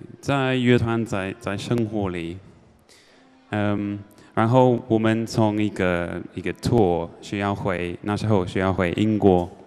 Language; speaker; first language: Chinese; non-native, learner; English